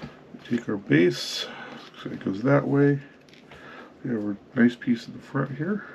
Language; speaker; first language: English; native; English